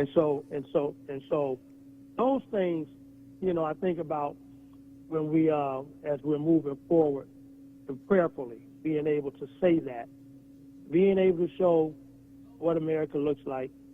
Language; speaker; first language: English; native; English